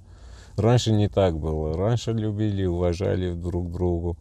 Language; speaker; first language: Russian; non-native, learner; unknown